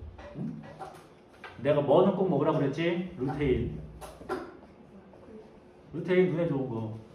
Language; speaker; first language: Korean; native; Korean